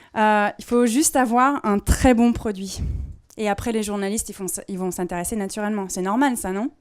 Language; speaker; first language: French; non-native, fluent; English